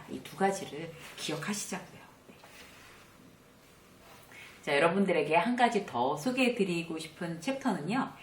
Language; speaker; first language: Korean; native; Korean